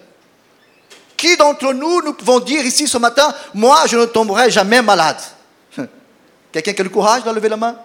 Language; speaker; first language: French; non-native, fluent; Portuguese